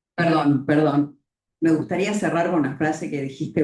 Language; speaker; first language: Spanish; native; Spanish